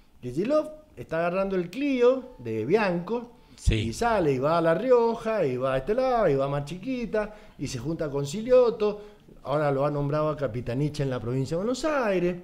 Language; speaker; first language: Spanish; native; Spanish